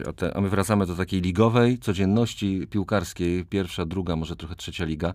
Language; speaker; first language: Polish; native; Polish